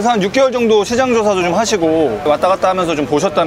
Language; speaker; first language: Korean; native; Korean